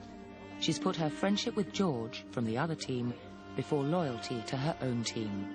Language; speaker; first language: English; native; English